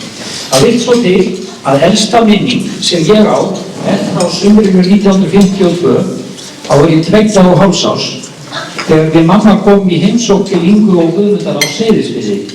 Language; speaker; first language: Icelandic; native; Icelandic